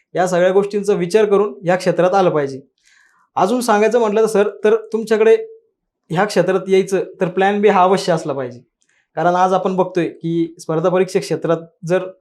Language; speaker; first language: Marathi; native; Marathi